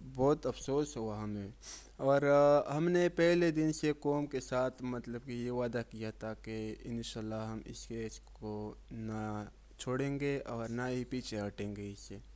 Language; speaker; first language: Urdu; non-native, local second language; Pashto